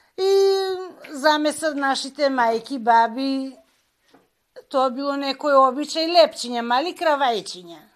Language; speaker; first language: Macedonian; early bilingual, heritage; Macedonian